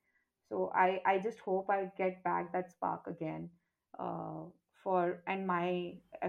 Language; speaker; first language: English; non-native, local second language; Kannada